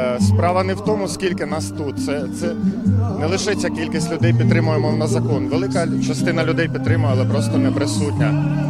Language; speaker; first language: Ukrainian; non-native, local second language; Russian